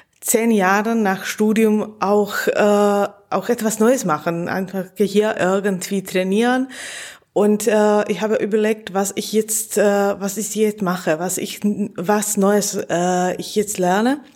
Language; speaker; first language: German; non-native, learner; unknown